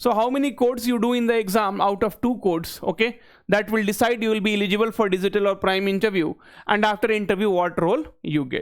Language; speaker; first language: English; non-native, local second language; Hindi